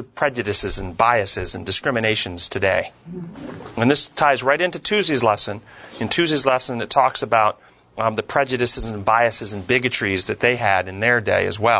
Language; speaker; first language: English; native; English